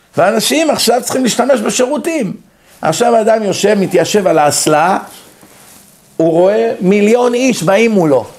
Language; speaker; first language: Hebrew; native; Hebrew